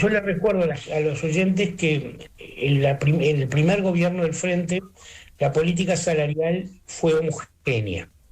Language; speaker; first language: Spanish; native; Spanish